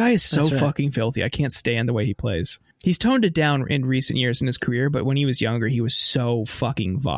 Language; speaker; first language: English; native; English